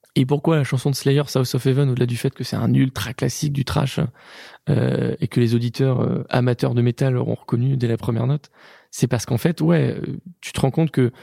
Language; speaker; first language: French; native; French